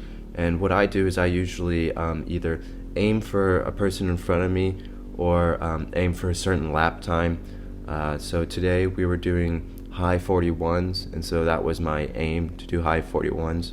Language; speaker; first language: English; native; English